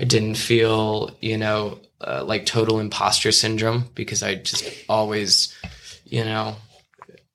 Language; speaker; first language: English; native; English